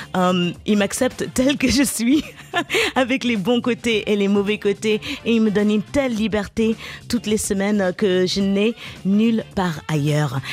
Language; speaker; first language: French; native; French